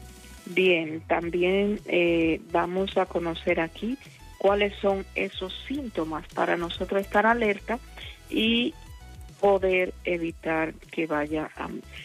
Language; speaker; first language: Spanish; native; Spanish